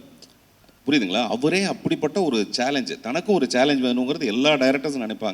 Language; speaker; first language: Tamil; native; Tamil